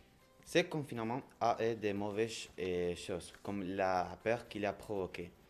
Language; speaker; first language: French; non-native, learner; Spanish